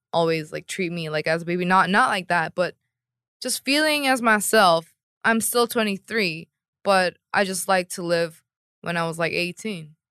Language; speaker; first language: English; non-native, fluent; Korean